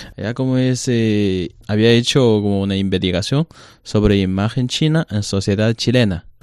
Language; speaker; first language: Spanish; non-native, learner; Chinese